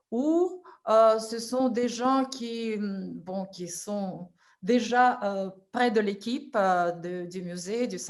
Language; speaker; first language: French; non-native, fluent; Russian